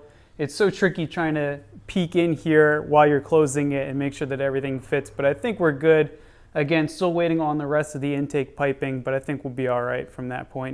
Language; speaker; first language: English; native; English